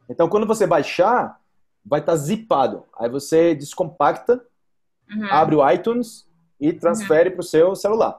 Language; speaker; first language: Portuguese; native; Portuguese